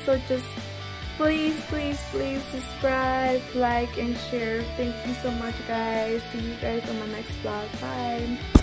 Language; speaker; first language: English; early bilingual, other home language; Spanish